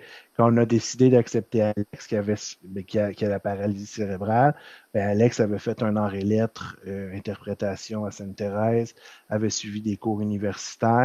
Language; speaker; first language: French; native; French